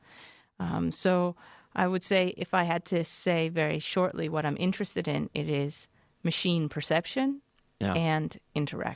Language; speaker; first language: English; native; English